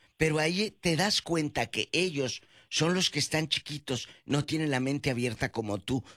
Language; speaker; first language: Spanish; native; Spanish